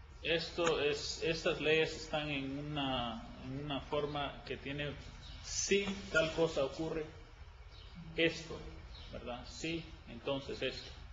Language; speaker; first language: Spanish; early bilingual, heritage; Spanish